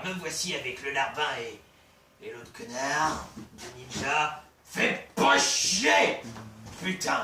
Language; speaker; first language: French; native; French